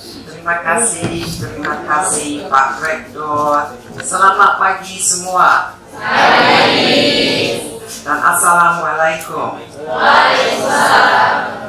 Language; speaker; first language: Indonesian; non-native, fluent; English